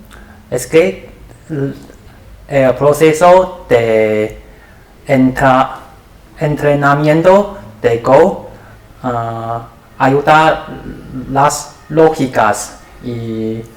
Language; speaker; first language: Spanish; non-native, learner; Chinese